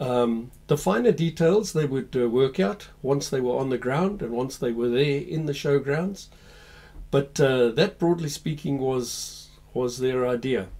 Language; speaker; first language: English; native; English